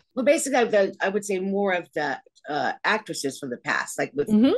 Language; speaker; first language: English; native; English